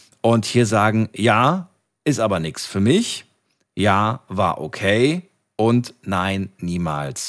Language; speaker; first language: German; native; German